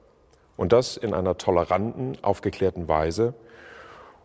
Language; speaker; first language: German; native; German